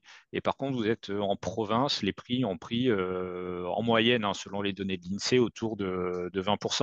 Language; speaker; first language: French; native; French